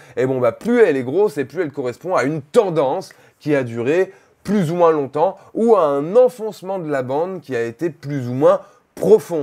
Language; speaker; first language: French; native; French